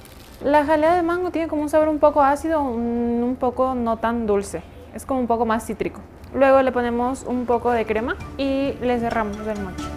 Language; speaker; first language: Spanish; native; Spanish